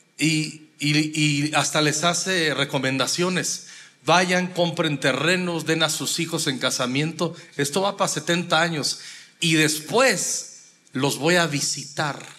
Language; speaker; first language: Spanish; native; Spanish